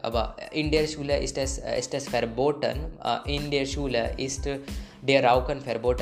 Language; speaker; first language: German; non-native, learner; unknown